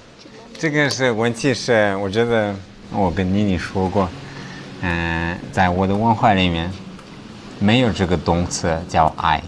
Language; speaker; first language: Chinese; non-native, fluent; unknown